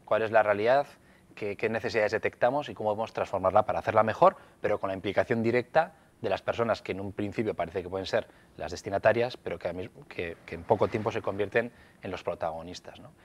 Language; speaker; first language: Spanish; native; Spanish